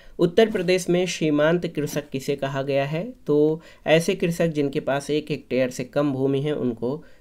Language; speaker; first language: Hindi; native; Hindi